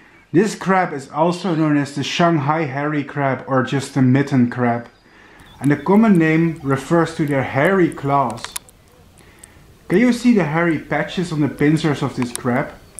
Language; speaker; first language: English; non-native, fluent; Dutch